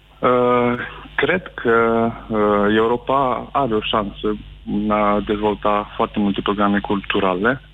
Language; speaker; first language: Romanian; native; Romanian